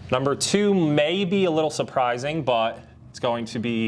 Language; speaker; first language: English; native; English